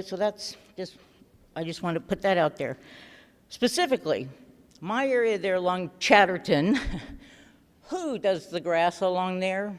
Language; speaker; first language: English; native; English